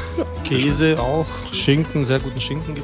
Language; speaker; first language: German; early bilingual, other home language; Croatian